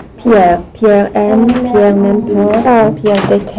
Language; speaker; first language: French; non-native, fluent; English